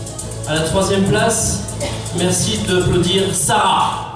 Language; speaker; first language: French; native; French